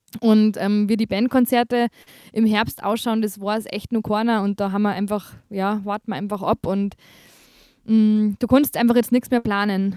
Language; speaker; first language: German; native; German